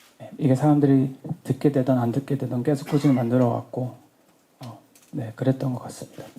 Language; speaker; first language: Korean; early bilingual, heritage; Korean